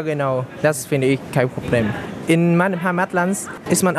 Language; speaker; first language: German; non-native, learner; Vietnamese